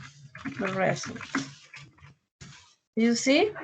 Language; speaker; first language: English; non-native, learner; Spanish